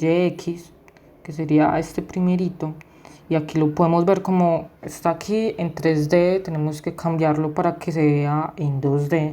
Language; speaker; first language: Spanish; native; Spanish